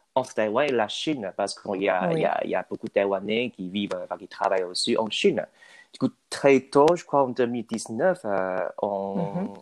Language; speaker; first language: French; non-native, fluent; Chinese